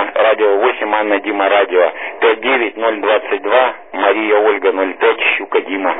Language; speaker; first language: Russian; native; Russian